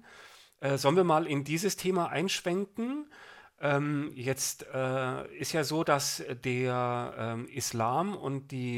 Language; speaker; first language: German; native; German